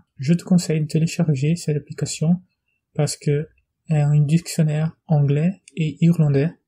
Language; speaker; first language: French; non-native, fluent; Portuguese